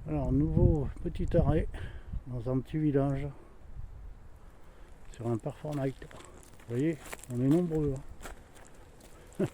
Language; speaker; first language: French; native; French